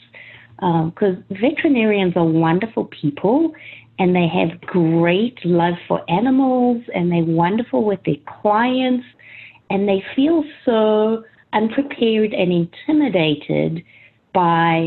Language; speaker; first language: English; native; English